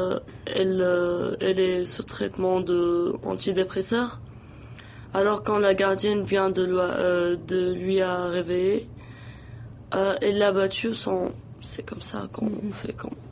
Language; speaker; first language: French; non-native, local second language; Arabic